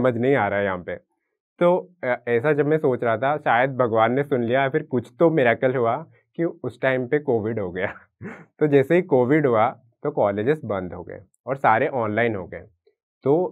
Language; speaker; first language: Hindi; non-native, local second language; Odia